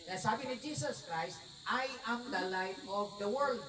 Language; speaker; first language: English; non-native, local second language; Filipino